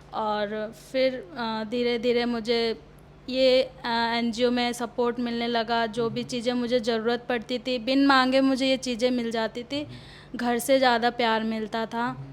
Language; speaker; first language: Hindi; early bilingual, other home language; Odia